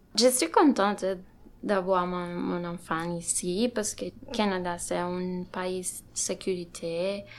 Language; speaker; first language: French; non-native, learner; Spanish